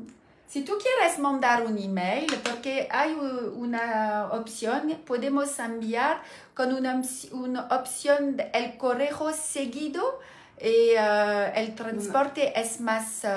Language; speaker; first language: Spanish; non-native, learner; French